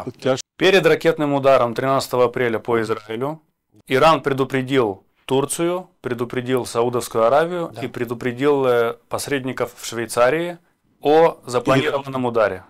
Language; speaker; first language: Russian; native; Russian